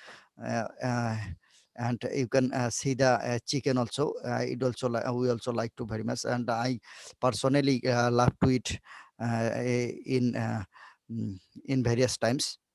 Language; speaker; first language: English; non-native, learner; Bangla